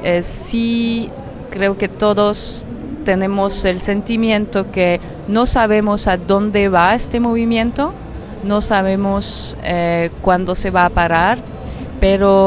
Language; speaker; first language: Spanish; non-native, fluent; French